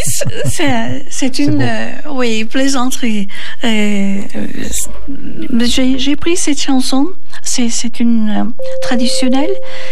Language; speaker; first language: French; non-native, fluent; Turkish